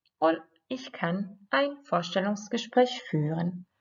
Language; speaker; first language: German; non-native, fluent; Croatian